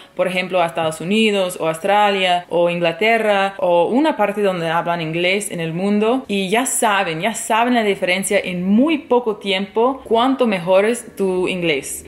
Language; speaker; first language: Spanish; non-native, fluent; English